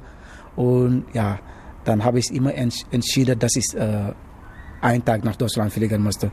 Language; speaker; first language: German; non-native, learner; Wolof